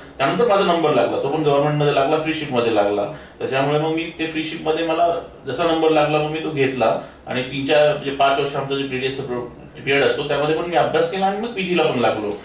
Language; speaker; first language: Marathi; native; Marathi